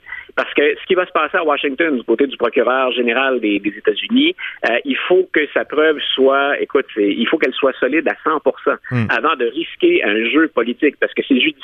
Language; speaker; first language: French; native; French